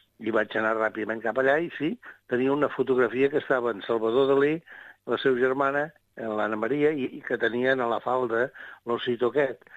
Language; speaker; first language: Catalan; native; Catalan